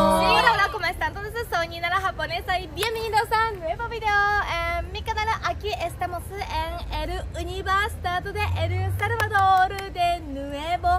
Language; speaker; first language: Spanish; non-native, learner; Japanese